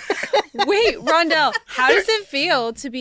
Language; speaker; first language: English; native; English